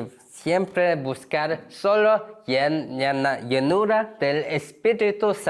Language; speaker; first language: Spanish; non-native, learner; Korean